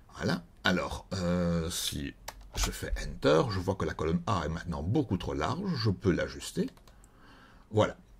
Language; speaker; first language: French; native; French